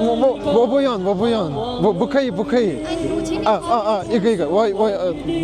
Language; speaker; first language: Chinese; non-native, learner; Russian